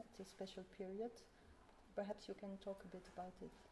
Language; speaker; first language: English; non-native, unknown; French